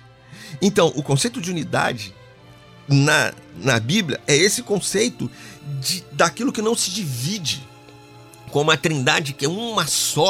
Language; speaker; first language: Portuguese; native; Portuguese